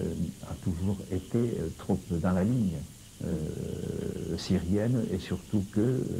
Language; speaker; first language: French; native; French